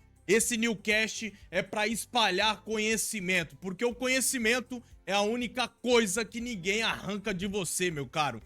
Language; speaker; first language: Portuguese; native; Portuguese